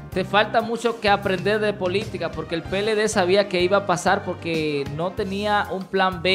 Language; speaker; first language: Spanish; native; Spanish